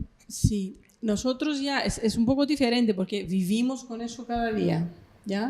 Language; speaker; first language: Spanish; non-native, fluent; Greek